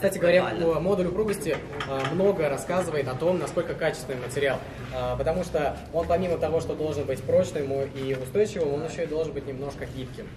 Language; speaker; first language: Russian; native; Russian